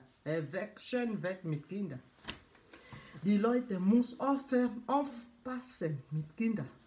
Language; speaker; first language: German; non-native, learner; French